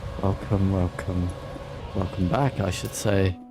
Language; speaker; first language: English; native; English